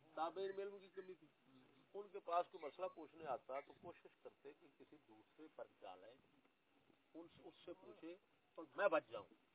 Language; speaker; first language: Urdu; non-native, local second language; Punjabi